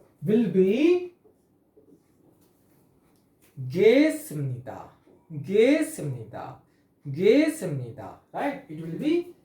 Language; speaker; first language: Korean; non-native, fluent; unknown